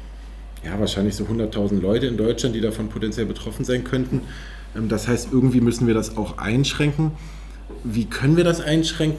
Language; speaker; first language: German; native; German